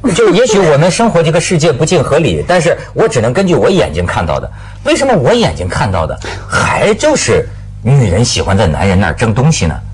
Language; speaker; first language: Chinese; native; Chinese